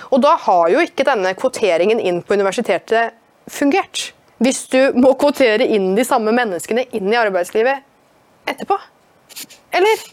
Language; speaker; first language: Norwegian; native; Norwegian